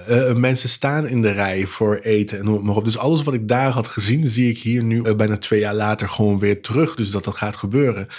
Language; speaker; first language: Dutch; non-native, local second language; Papiamento